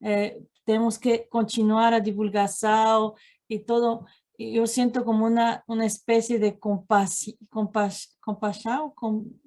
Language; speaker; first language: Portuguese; non-native, learner; Spanish